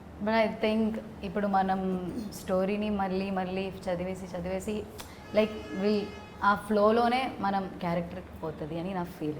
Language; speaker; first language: Telugu; non-native, learner; Malayalam